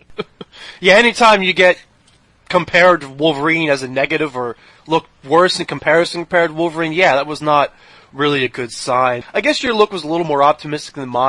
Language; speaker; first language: English; native; English